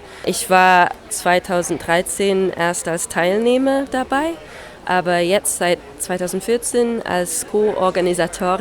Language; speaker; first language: German; non-native, fluent; English